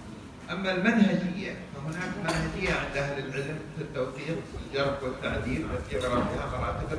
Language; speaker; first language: Arabic; native; Arabic